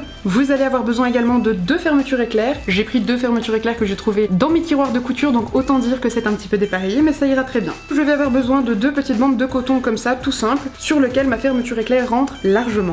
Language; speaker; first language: French; native; French